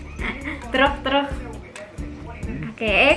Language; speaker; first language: Dutch; non-native, learner; Filipino